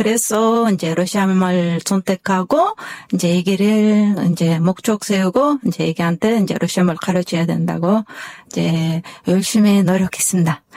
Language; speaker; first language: Korean; non-native, fluent; Kyrgyz